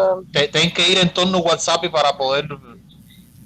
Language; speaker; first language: Portuguese; non-native, learner; Spanish